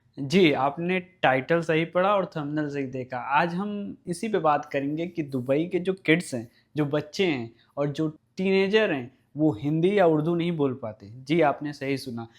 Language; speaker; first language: Hindi; native; Hindi